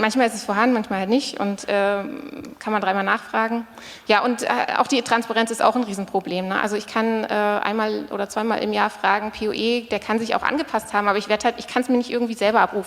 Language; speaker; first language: German; native; German